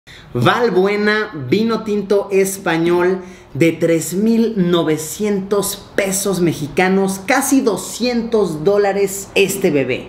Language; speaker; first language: Spanish; native; Spanish